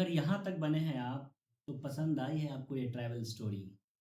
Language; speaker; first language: Hindi; native; Hindi